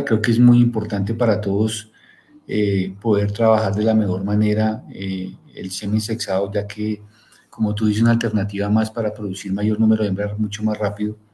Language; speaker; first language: Spanish; native; Spanish